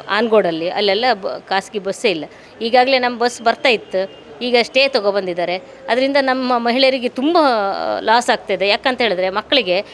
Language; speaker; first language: Kannada; native; Kannada